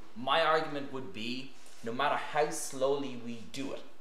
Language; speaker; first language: English; native; English